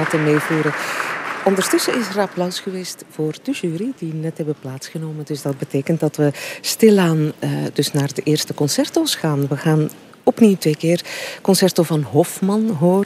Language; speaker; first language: Dutch; native; Dutch